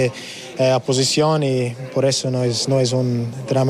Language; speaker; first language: Spanish; non-native, learner; English